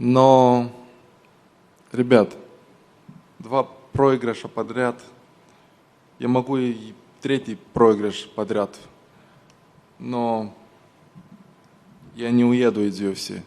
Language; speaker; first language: Russian; non-native, local second language; Romanian